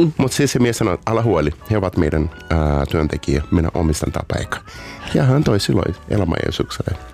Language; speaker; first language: Finnish; non-native, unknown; Portuguese